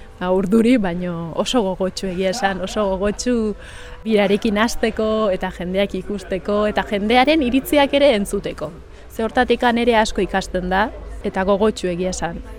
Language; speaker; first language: Basque; early bilingual, other home language; Sidamo